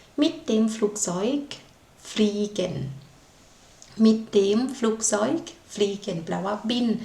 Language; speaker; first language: German; non-native, learner; Thai